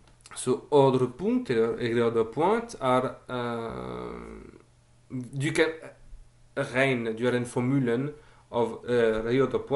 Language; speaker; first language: Norwegian; non-native, fluent; French